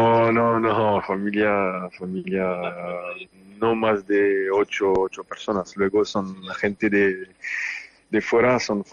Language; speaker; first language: Spanish; non-native, fluent; French